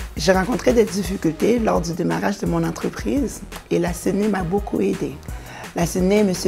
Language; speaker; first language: French; non-native, local second language; Haitian Creole